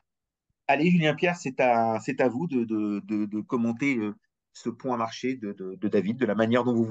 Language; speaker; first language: French; native; French